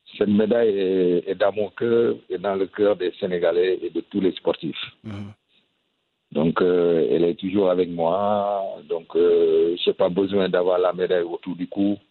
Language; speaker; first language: French; non-native, local second language; Wolof